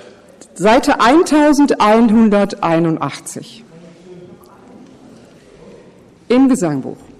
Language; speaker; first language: German; native; German